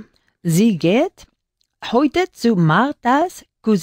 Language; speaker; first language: German; non-native, learner; Spanish